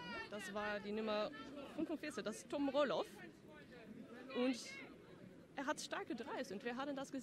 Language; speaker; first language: German; non-native, learner; Dutch